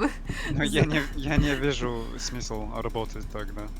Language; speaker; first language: Russian; non-native, learner; English